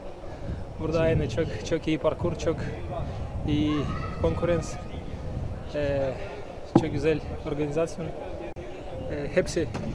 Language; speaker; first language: Turkish; non-native, learner; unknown